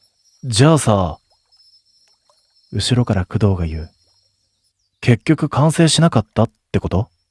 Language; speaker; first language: Japanese; native; Japanese